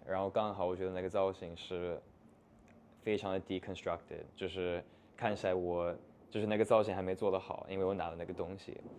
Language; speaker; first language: Chinese; non-native, fluent; English